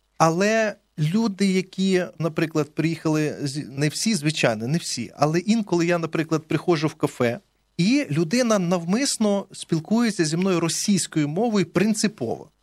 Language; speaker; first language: Ukrainian; native; Ukrainian